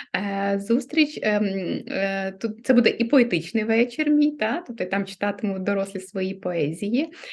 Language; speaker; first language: Ukrainian; non-native, local second language; Russian